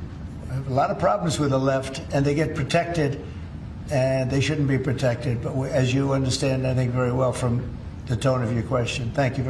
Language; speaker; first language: English; native; English